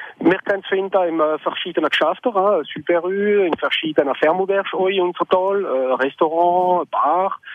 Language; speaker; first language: German; non-native, local second language; French